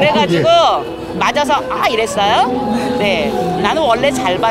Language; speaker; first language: Korean; native; Korean